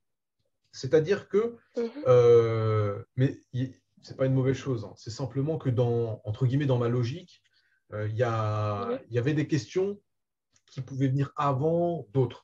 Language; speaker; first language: French; native; French